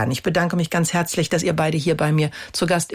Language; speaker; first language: German; native; German